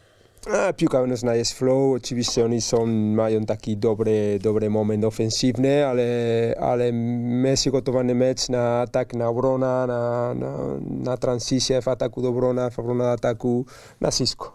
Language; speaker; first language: Polish; non-native, learner; Spanish